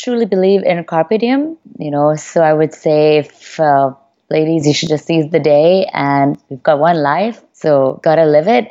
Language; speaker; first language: English; non-native, local second language; Hindi